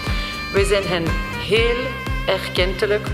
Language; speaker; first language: Dutch; non-native, local second language; French